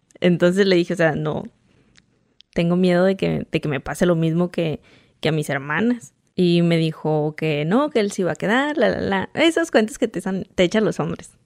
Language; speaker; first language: Spanish; native; Spanish